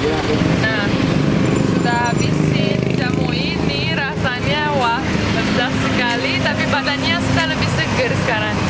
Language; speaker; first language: Indonesian; non-native, fluent; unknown